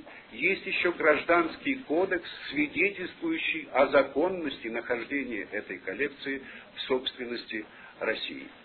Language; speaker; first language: Russian; native; Russian